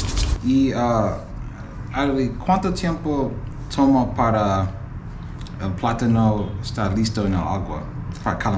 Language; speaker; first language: Spanish; non-native, learner; English